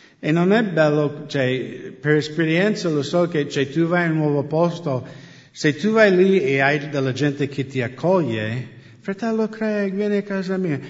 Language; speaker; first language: Italian; non-native, fluent; English